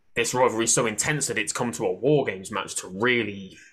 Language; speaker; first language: English; native; English